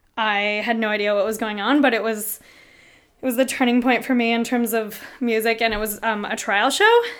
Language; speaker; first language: English; native; English